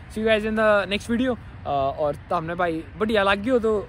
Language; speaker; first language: Hindi; native; Hindi